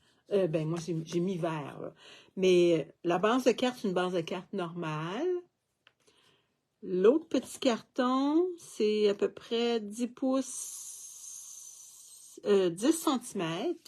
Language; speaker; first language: French; native; French